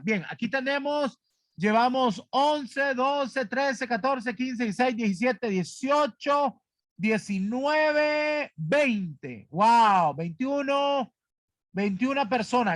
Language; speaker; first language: Spanish; native; Spanish